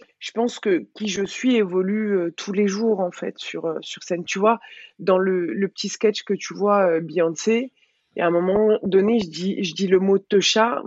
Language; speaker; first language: French; early bilingual, other home language; Arabic